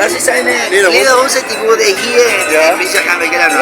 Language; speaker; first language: German; early bilingual, heritage; Spanish